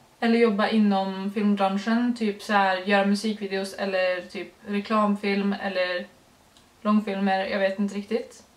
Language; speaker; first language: Swedish; early bilingual, other home language; Norwegian